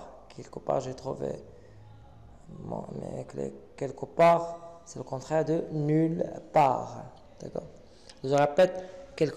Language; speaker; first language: French; non-native, local second language; Arabic